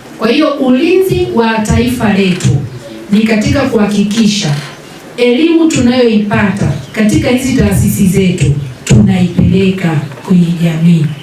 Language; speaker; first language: Swahili; native; Swahili